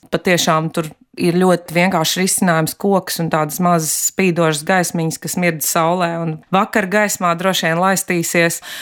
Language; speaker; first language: Latvian; native; Latvian